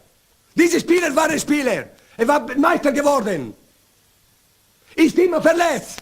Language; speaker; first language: German; non-native, learner; Italian